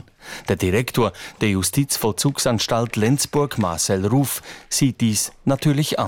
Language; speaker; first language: German; native; German